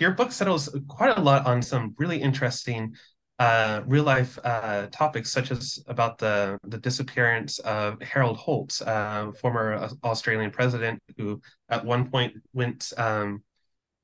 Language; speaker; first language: English; native; English